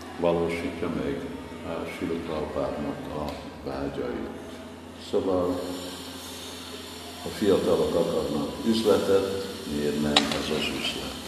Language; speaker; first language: Hungarian; non-native, fluent; English